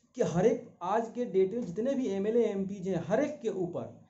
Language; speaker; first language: Hindi; native; Hindi